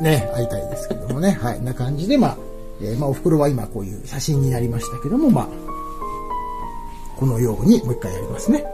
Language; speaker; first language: Japanese; native; Japanese